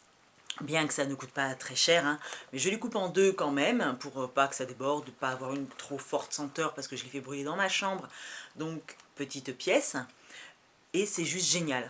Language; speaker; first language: French; native; French